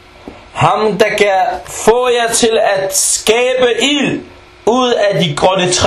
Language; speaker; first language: Danish; non-native, fluent; Arabic